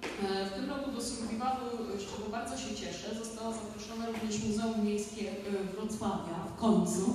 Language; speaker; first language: Polish; native; Polish